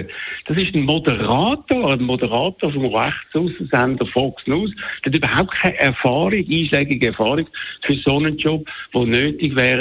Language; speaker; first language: German; native; German